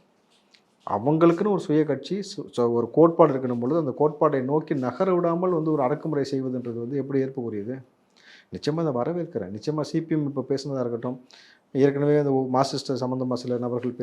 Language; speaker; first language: Tamil; native; Tamil